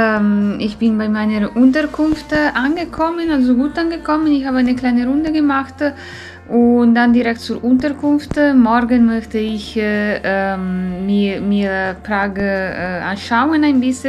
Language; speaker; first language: German; non-native, fluent; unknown